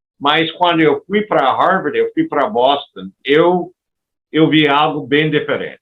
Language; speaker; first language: Portuguese; non-native, fluent; English